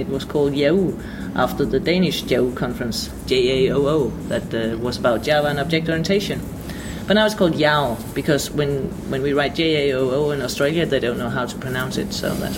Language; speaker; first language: English; non-native, fluent; Danish